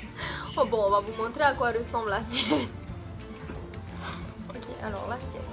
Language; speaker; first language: French; native; French